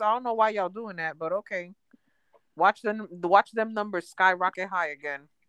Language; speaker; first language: English; early bilingual, other home language; Spanish